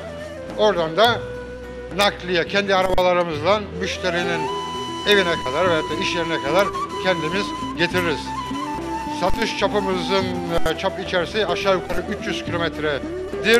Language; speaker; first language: Turkish; native; Turkish